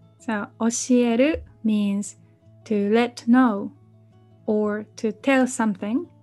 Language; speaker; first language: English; non-native, fluent; Japanese